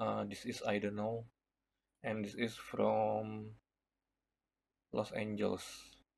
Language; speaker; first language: English; non-native, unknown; Indonesian